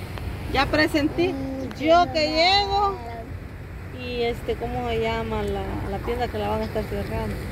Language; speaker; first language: Spanish; native; Spanish